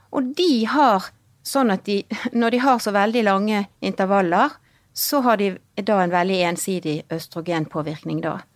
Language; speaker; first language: Norwegian; native; Norwegian